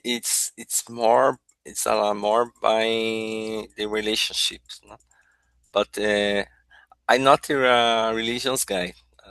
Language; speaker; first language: English; non-native, learner; Portuguese